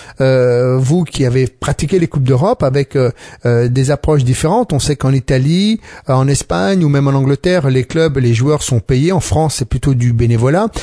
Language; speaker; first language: French; native; French